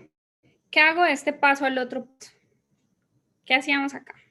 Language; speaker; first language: Spanish; native; Spanish